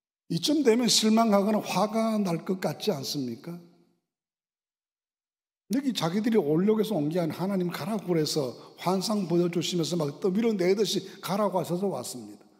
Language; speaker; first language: Korean; native; Korean